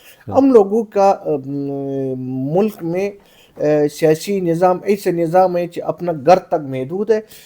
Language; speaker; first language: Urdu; non-native, local second language; Pashto